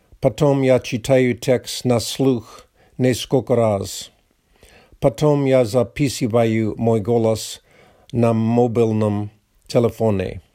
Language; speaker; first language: Russian; non-native, learner; English